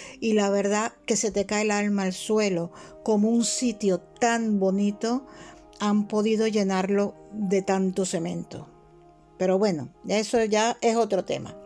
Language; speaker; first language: Spanish; native; Spanish